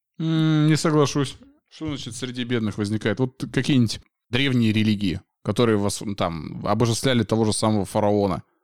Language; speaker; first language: Russian; native; Russian